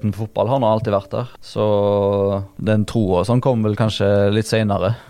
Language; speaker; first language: Norwegian; native; Norwegian